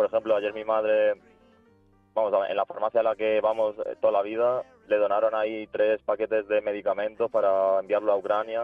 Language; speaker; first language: Spanish; early bilingual, other home language; Ukrainian